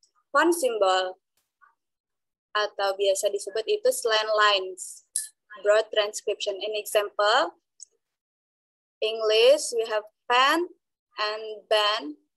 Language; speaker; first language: English; non-native, learner; Indonesian